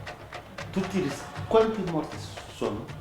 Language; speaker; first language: Italian; non-native, fluent; Wolof